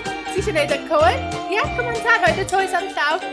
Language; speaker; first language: Welsh; native; Welsh